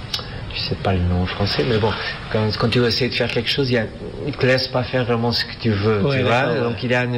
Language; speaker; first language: French; non-native, fluent; Portuguese